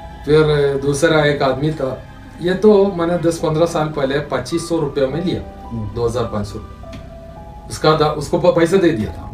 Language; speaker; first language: Hindi; non-native, local second language; Malayalam